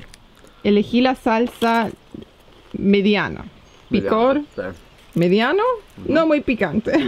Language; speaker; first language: Spanish; native; Spanish